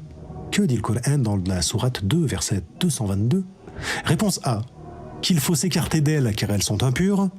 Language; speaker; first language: French; native; French